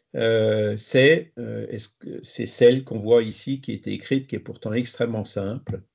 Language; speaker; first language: French; native; French